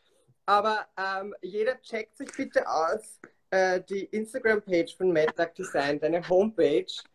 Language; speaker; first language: German; native; German